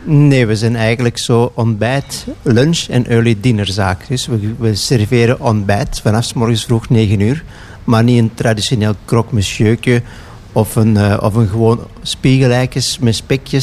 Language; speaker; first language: Dutch; native; Dutch